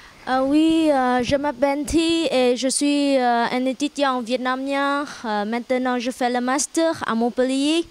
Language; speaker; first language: French; non-native, learner; Vietnamese